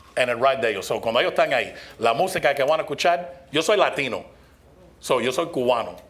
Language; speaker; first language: Spanish; early bilingual, other home language; English